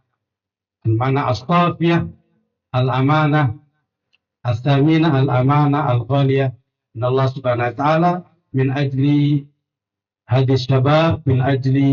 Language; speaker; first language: Arabic; non-native, fluent; Indonesian